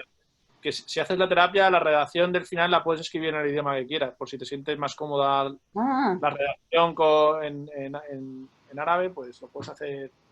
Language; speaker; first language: Spanish; native; Spanish